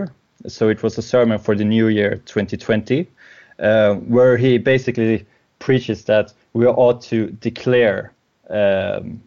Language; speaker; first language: English; non-native, fluent; Swedish